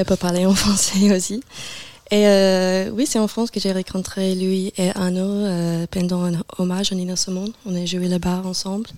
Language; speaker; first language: French; non-native, learner; English